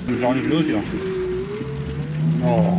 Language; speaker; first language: German; native; German